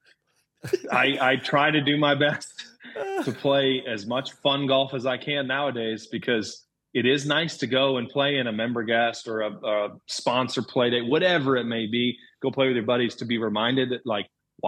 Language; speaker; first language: English; native; English